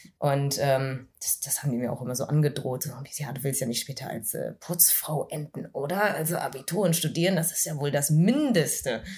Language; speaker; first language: German; early bilingual, other home language; Vietnamese